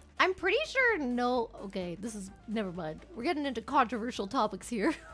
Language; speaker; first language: English; native; English